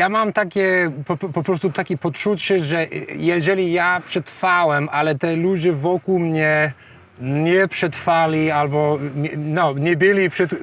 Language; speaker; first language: Polish; non-native, fluent; English